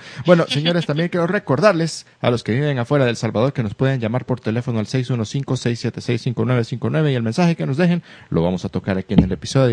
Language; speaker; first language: Spanish; native; Spanish